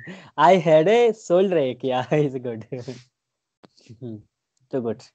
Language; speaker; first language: English; non-native, fluent; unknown